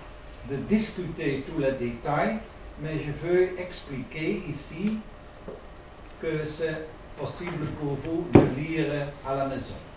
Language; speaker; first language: French; non-native, learner; Dutch